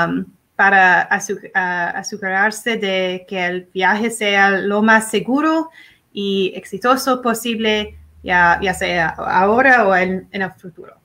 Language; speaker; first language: Spanish; non-native, learner; English